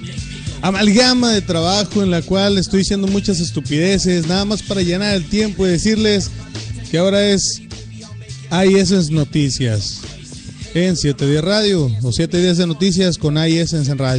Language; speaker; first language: Spanish; native; Spanish